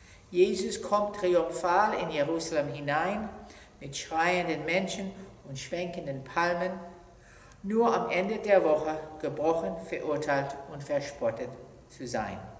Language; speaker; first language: German; non-native, fluent; English